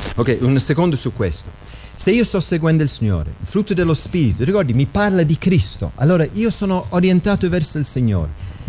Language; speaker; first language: Italian; non-native, fluent; English